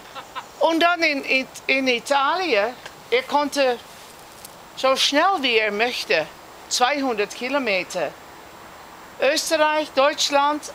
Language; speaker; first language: German; non-native, learner; Dutch